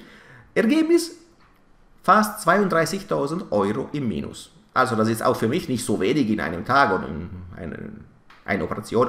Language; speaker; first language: German; non-native, fluent; Italian